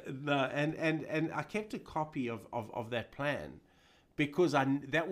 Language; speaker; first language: English; native; English